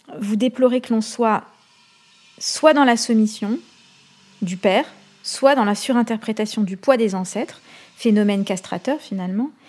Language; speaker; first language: French; native; French